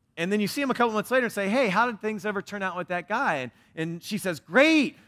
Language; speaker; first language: English; native; English